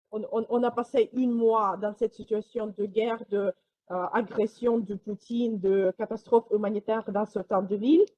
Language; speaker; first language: French; non-native, fluent; Ukrainian